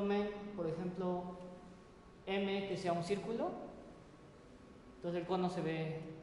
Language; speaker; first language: Spanish; native; Spanish